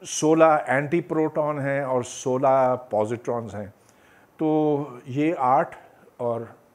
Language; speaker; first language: Urdu; native; Urdu